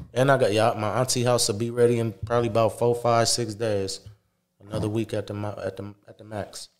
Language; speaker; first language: English; native; English